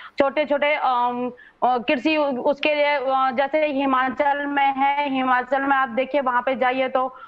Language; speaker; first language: Hindi; native; Hindi